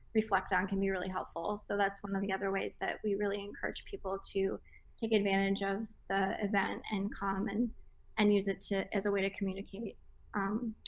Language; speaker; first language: English; native; English